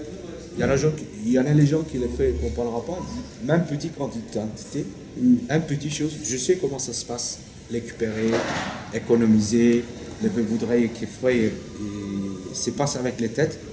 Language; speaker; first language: French; non-native, learner; Turkish